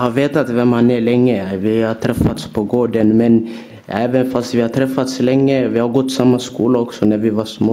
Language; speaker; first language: Swedish; early bilingual, other home language; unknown